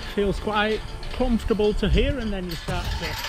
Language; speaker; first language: English; native; English